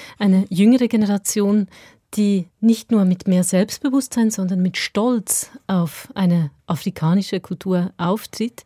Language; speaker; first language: German; native; German